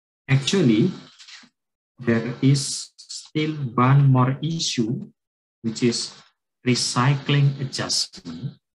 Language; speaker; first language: English; non-native, fluent; Indonesian